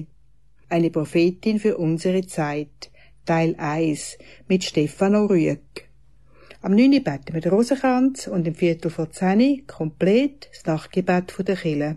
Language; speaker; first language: German; native; German